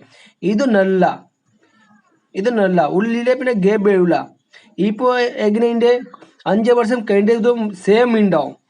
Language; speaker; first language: Malayalam; non-native, learner; Hindi